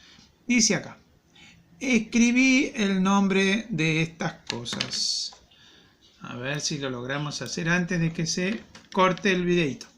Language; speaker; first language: Spanish; native; Spanish